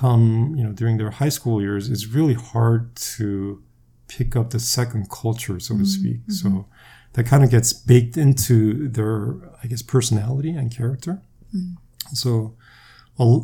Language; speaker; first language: English; non-native, fluent; Korean